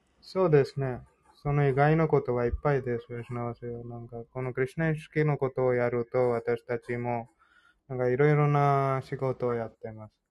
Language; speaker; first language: Japanese; non-native, fluent; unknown